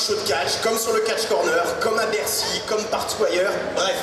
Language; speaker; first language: French; native; French